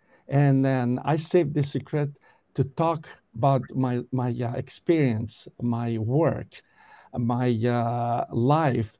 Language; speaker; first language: English; non-native, learner; Albanian